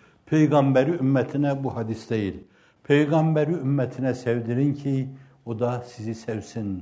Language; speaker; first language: Turkish; native; Turkish